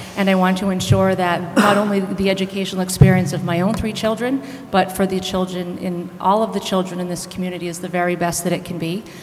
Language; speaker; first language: English; native; English